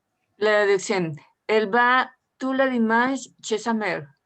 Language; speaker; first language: French; non-native, learner; Spanish